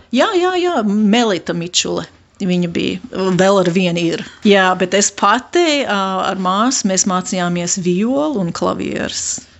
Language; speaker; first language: Latvian; early bilingual, heritage; Latvian